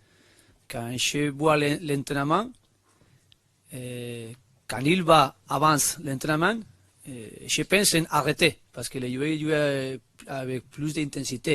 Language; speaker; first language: French; non-native, learner; Spanish